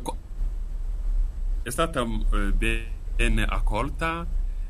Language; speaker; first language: Italian; non-native, fluent; Kinyarwanda